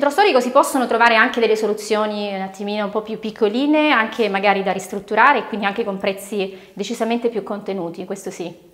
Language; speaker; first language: Italian; native; Italian